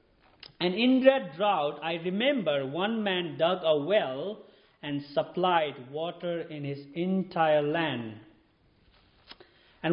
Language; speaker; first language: English; non-native, local second language; Nepali